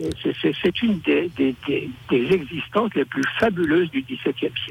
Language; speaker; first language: French; native; French